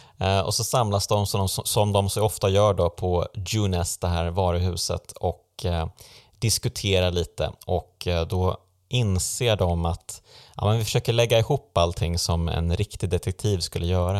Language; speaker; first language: Swedish; native; Swedish